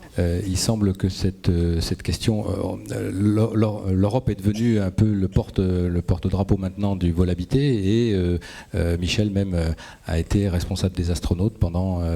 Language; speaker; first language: French; native; French